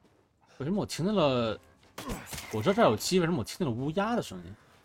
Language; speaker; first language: Chinese; native; Chinese